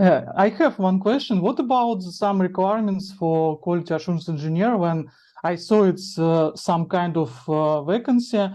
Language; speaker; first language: English; non-native, learner; Russian